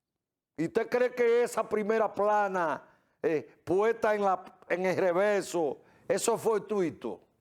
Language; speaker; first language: Spanish; native; Spanish